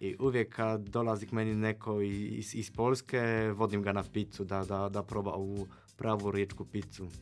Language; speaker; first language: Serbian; non-native, fluent; Polish